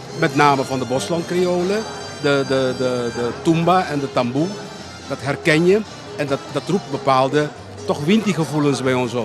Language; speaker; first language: Dutch; non-native, local second language; Papiamento